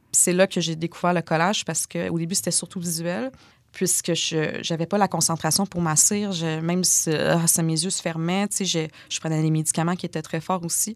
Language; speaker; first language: French; native; French